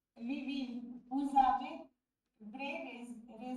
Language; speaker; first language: French; non-native, learner; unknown